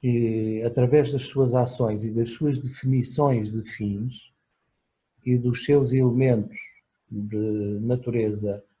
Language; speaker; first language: Portuguese; native; Portuguese